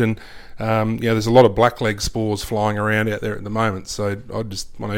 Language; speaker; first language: English; native; English